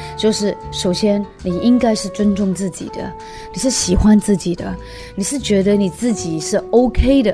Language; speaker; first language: Chinese; non-native, fluent; Cantonese